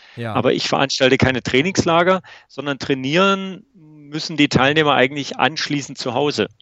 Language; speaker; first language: German; native; German